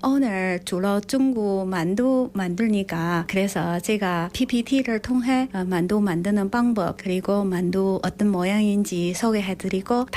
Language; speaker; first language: Korean; non-native, local second language; Chinese